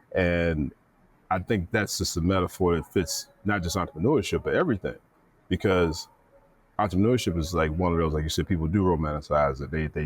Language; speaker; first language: English; native; English